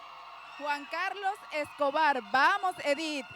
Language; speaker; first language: Spanish; native; Spanish